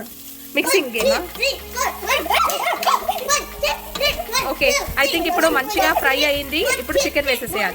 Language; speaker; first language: Telugu; native; Telugu